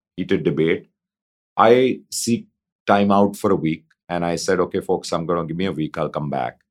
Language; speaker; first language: English; non-native, local second language; Hindi